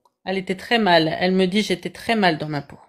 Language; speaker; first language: French; native; French